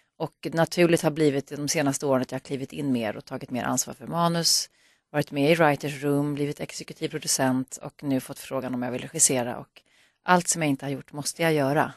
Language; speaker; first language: Swedish; native; Swedish